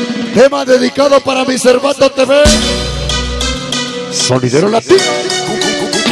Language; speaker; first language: Spanish; native; Spanish